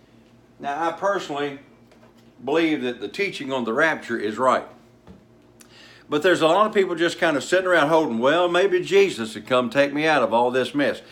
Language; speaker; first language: English; native; English